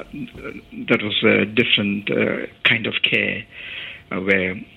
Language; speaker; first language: English; non-native, local second language; Malayalam